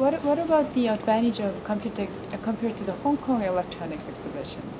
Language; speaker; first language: English; non-native, fluent; Korean